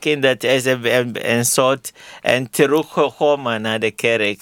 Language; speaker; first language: Dutch; non-native, learner; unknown